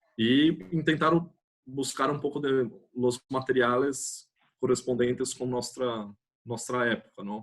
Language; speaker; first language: Spanish; non-native, fluent; Portuguese